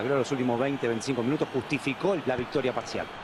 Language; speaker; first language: Spanish; native; Spanish